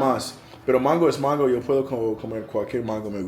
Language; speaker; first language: Spanish; non-native, learner; English